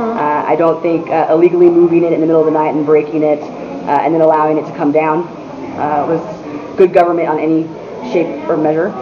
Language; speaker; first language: English; native; English